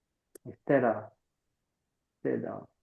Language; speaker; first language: English; non-native, learner; Portuguese